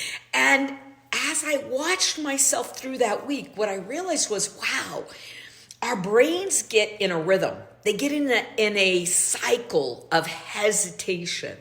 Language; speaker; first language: English; native; English